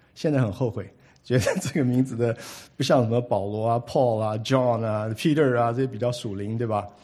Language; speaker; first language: Chinese; native; Chinese